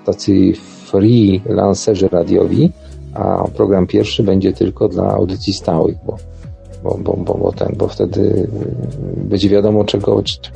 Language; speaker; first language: Polish; native; Polish